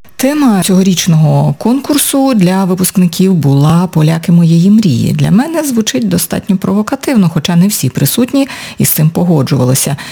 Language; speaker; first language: Ukrainian; native; Ukrainian